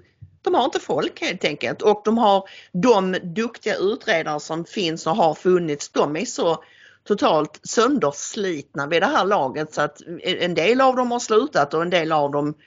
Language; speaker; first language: Swedish; native; Swedish